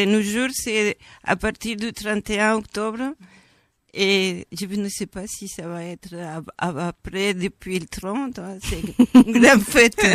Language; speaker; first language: French; non-native, fluent; Spanish